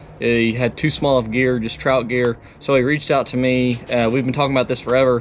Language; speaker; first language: English; native; English